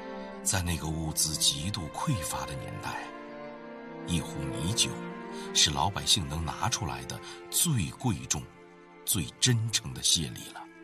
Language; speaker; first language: Chinese; native; Chinese